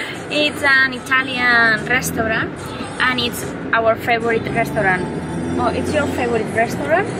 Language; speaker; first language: English; non-native, learner; Spanish